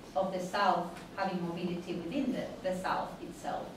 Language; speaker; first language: English; non-native, fluent; Spanish